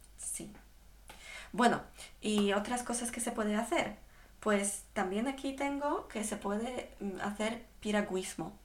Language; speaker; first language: Spanish; non-native, fluent; Polish